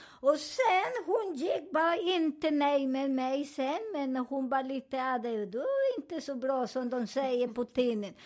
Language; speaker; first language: Swedish; non-native, fluent; Spanish